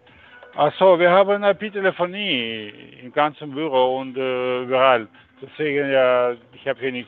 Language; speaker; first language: German; non-native, fluent; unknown